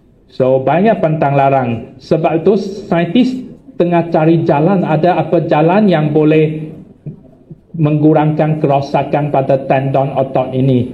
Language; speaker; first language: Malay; non-native, local second language; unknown